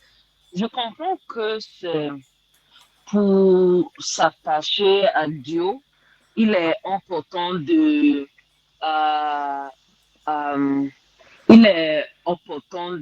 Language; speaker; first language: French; non-native, learner; English